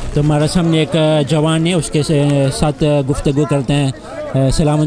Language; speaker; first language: Hindi; non-native, learner; Gujarati